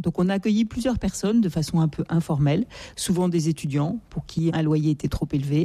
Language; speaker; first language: French; native; French